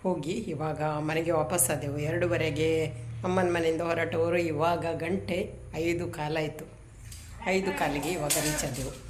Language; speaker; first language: Kannada; native; Kannada